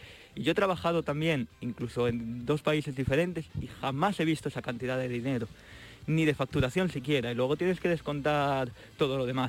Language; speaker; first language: Spanish; native; Spanish